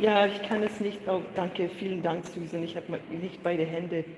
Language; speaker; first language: German; non-native, learner; English